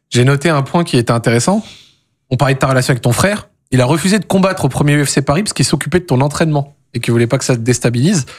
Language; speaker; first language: French; native; French